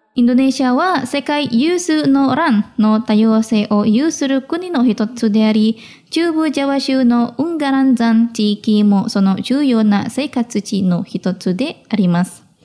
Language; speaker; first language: Japanese; non-native, fluent; Indonesian